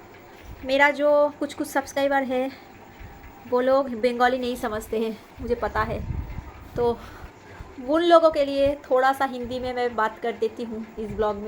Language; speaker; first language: Hindi; non-native, local second language; Bangla